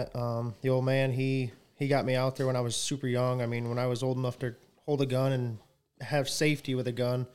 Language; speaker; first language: English; native; English